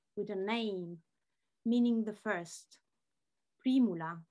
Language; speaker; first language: English; non-native, fluent; Italian